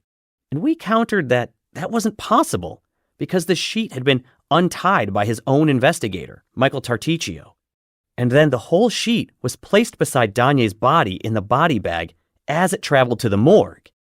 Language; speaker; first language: English; native; English